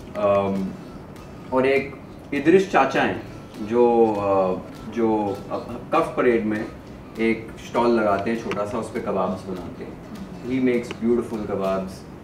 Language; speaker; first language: Hindi; non-native, local second language; Punjabi